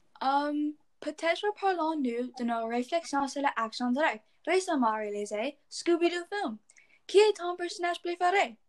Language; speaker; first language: French; non-native, learner; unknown